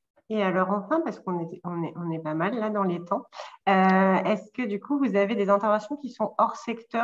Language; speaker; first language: French; native; French